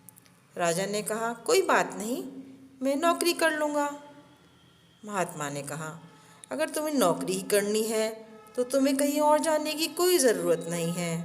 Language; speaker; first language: Hindi; native; Hindi